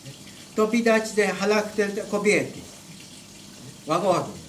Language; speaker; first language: Polish; non-native, learner; Japanese